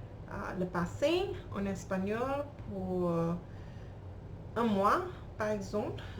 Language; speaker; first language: French; non-native, learner; English